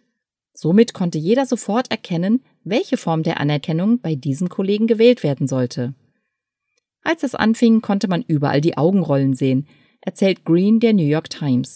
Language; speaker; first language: German; native; German